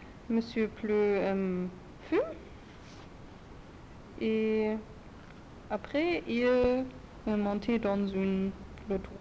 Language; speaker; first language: French; non-native, learner; German